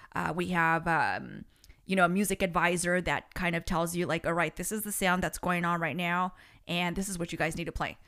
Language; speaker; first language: English; early bilingual, other home language; Spanish